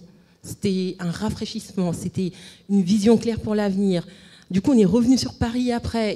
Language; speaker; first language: French; native; French